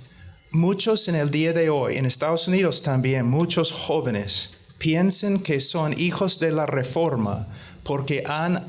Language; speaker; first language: Spanish; non-native, fluent; English